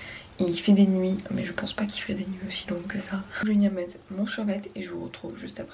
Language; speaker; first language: French; native; French